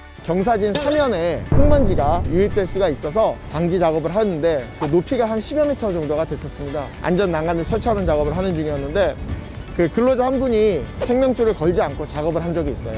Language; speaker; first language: Korean; native; Korean